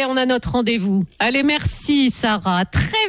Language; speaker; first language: French; native; French